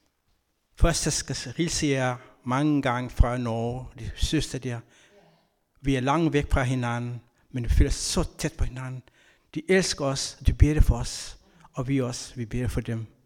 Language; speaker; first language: Danish; non-native, learner; Kabuverdianu